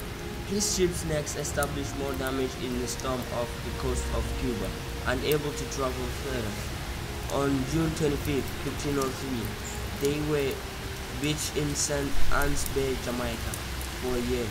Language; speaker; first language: English; non-native, fluent; Southern Sotho